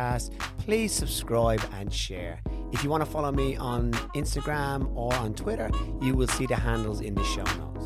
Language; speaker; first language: English; native; English